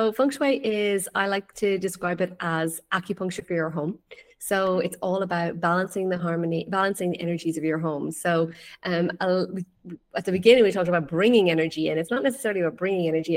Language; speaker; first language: English; native; English